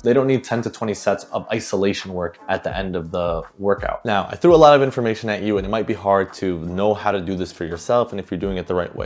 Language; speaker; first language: English; native; English